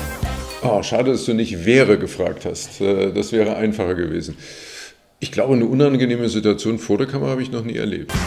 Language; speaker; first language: German; native; German